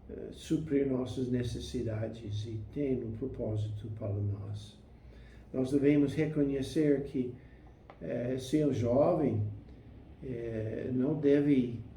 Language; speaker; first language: Portuguese; non-native, fluent; English